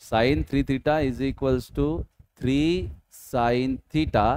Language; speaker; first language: Hindi; non-native, local second language; Marathi